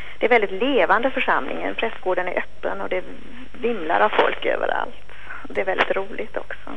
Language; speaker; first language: Swedish; native; Swedish